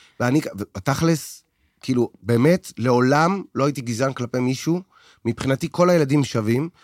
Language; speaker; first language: Hebrew; native; Hebrew